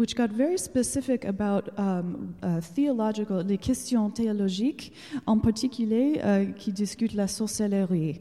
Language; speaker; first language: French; non-native, learner; English